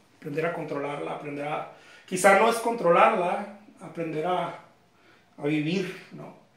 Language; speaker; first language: Spanish; native; Spanish